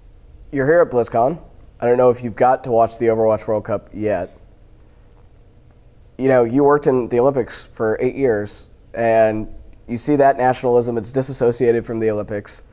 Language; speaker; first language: English; native; English